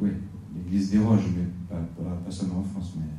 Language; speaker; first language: French; native; French